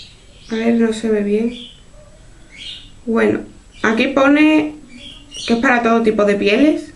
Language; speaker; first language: Spanish; native; Spanish